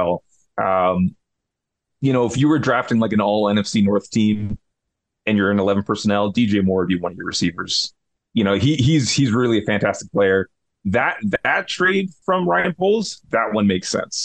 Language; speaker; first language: English; native; English